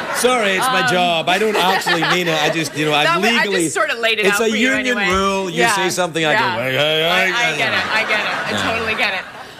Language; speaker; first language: English; native; English